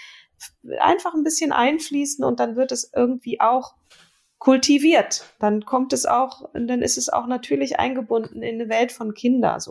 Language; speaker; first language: German; native; German